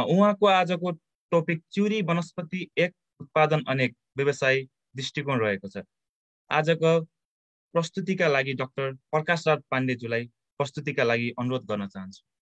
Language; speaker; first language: Nepali; native; Nepali